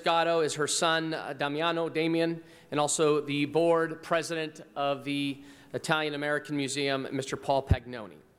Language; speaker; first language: English; early bilingual, other home language; Italian